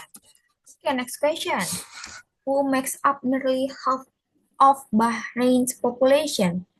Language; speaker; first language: English; non-native, fluent; Indonesian